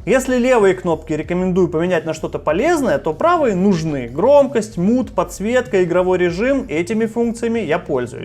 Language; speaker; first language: Russian; native; Russian